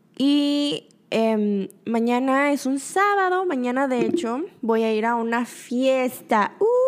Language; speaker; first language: Spanish; early bilingual, other home language; Korean